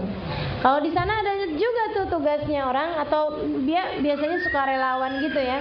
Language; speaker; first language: Indonesian; native; Indonesian